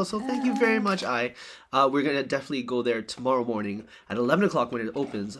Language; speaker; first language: English; native; English